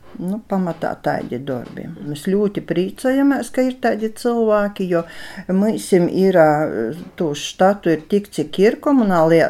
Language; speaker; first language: Latvian; native; Latvian